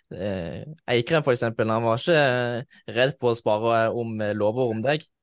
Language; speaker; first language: Norwegian; native; Norwegian